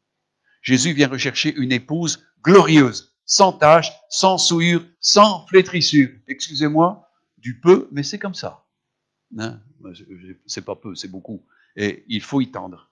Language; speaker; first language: French; native; French